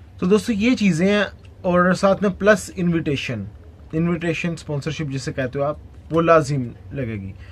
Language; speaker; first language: Urdu; non-native, local second language; Punjabi